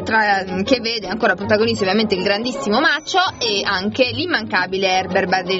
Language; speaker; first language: Italian; native; Italian